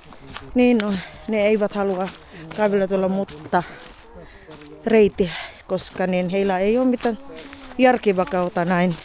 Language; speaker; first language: Finnish; non-native, learner; Filipino